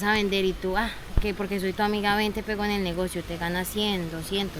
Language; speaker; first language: Spanish; native; Spanish